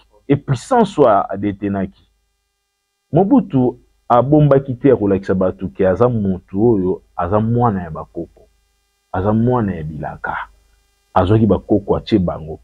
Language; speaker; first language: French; non-native, local second language; Lingala